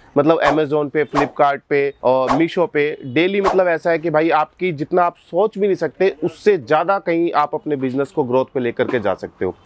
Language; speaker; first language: Hindi; native; Hindi